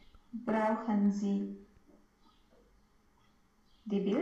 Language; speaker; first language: German; non-native, learner; Romanian